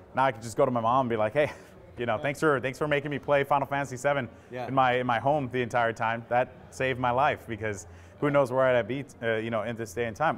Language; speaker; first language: English; native; English